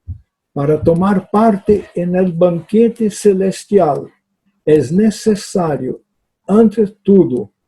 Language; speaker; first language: Spanish; non-native, fluent; Portuguese